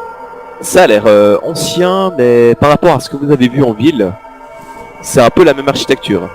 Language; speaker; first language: French; native; French